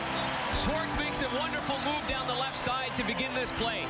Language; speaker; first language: English; native; English